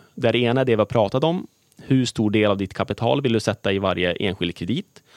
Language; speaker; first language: Swedish; native; Swedish